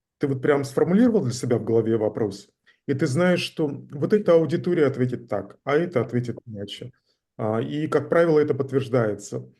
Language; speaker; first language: Russian; native; Russian